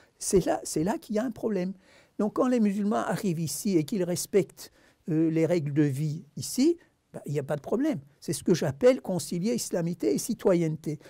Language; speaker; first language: French; non-native, fluent; Turkish